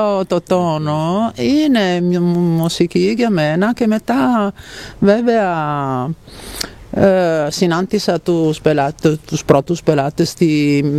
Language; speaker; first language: Greek; non-native, fluent; Italian